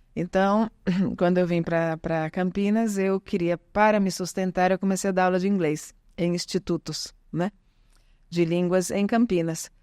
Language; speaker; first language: Portuguese; early bilingual, other home language; Italian